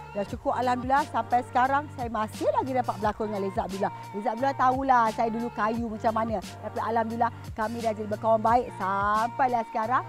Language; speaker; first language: Malay; native; Malay